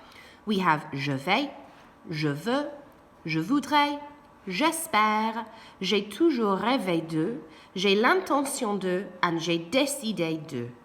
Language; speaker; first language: French; non-native, fluent; English